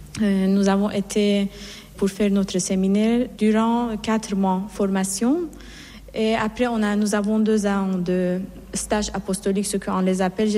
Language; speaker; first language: French; non-native, fluent; Persian